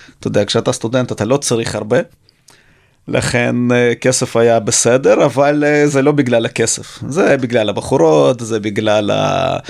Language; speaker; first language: Hebrew; early bilingual, other home language; Russian